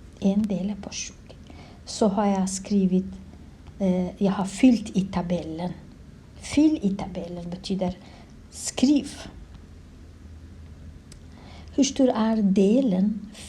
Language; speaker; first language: Swedish; non-native, learner; Kurdish